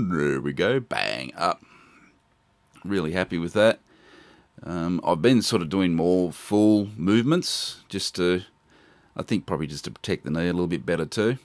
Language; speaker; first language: English; native; English